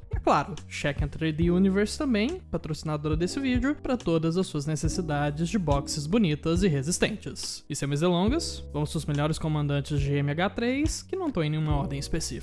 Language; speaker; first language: Portuguese; native; Portuguese